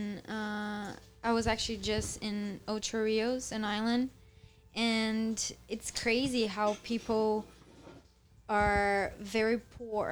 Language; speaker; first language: English; non-native, fluent; Portuguese